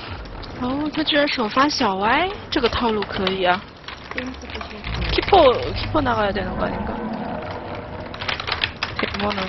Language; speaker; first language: Chinese; native; Chinese